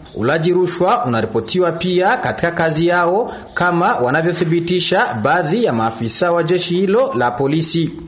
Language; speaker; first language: Swahili; non-native, local second language; Rundi